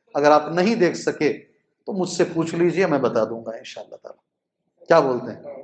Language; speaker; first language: Urdu; native; Urdu